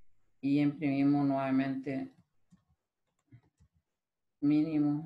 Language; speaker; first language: Spanish; native; Spanish